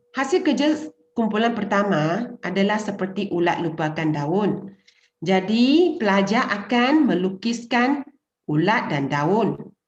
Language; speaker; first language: Malay; non-native, local second language; Chinese